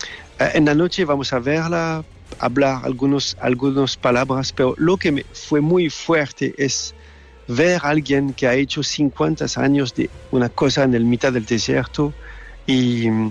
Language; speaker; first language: Spanish; non-native, learner; French